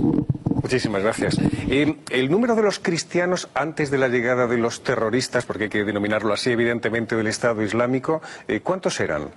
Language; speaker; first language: Spanish; native; Spanish